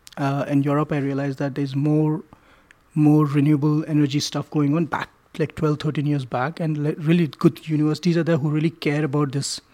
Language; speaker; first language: English; non-native, local second language; Hindi